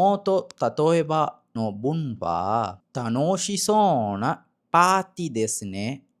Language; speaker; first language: Japanese; non-native, learner; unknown